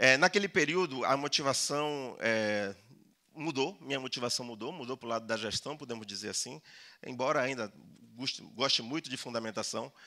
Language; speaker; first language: Portuguese; early bilingual, other home language; Spanish